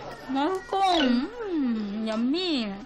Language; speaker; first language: Korean; non-native, learner; Nepali